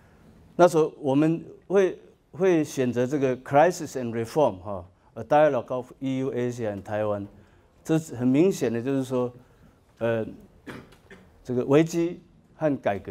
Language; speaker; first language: Chinese; native; Chinese